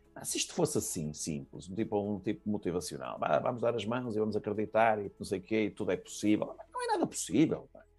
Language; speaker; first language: Portuguese; native; Portuguese